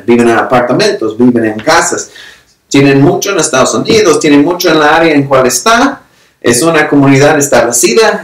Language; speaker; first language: Spanish; non-native, fluent; English